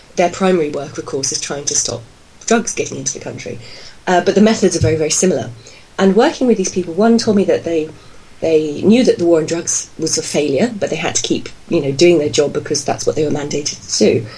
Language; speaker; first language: English; native; English